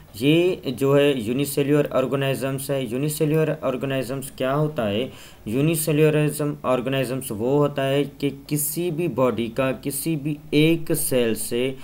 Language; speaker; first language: Urdu; non-native, local second language; Sindhi